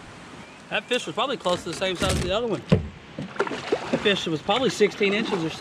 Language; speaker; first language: English; native; English